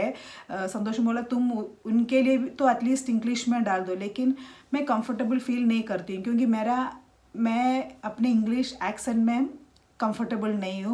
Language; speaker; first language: Hindi; non-native, local second language; Malayalam